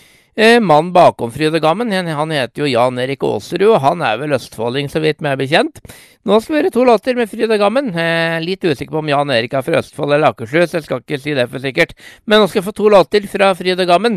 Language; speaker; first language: Norwegian; native; Norwegian